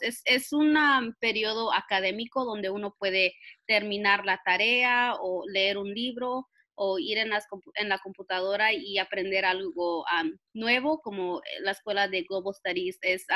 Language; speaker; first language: Spanish; early bilingual, heritage; Spanish